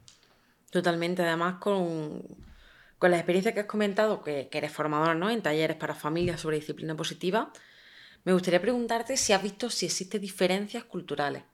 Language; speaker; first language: Spanish; native; Spanish